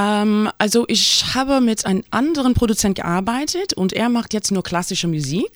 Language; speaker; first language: German; non-native, fluent; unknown